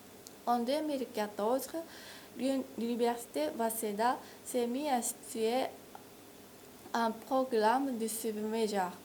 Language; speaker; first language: French; non-native, fluent; Japanese